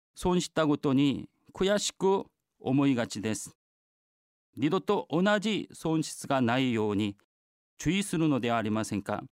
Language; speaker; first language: Japanese; non-native, fluent; Korean